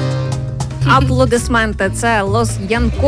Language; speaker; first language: Ukrainian; native; Ukrainian